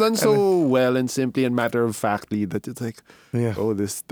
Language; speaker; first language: English; non-native, local second language; Filipino